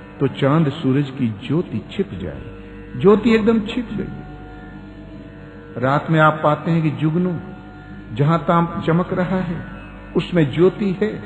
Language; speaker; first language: Hindi; native; Hindi